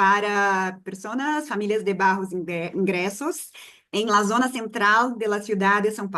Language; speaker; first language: Spanish; non-native, fluent; Portuguese